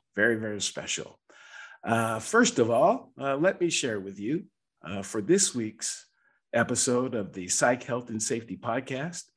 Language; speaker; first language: English; native; English